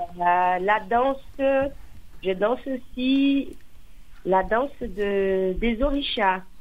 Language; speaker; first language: French; non-native, fluent; Portuguese